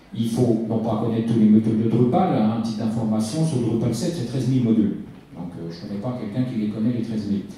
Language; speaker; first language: French; native; French